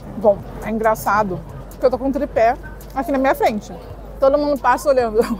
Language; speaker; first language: Portuguese; native; Portuguese